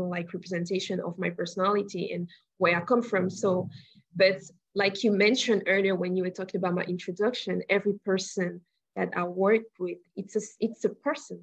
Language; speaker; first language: English; non-native, local second language; French